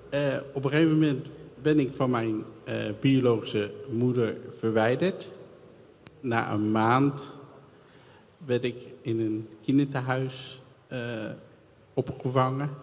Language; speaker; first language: Dutch; early bilingual, other home language; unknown